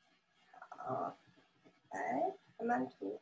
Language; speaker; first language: Chinese; native; Chinese